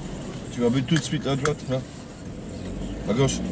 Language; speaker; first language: French; non-native, learner; Polish